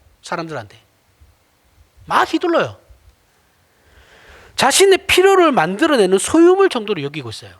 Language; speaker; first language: Korean; native; Korean